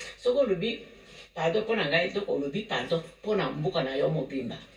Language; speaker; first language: Lingala; non-native, local second language; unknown